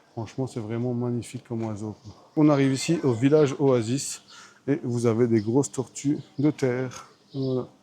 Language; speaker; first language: French; native; French